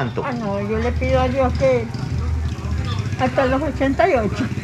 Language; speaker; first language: Spanish; native; Spanish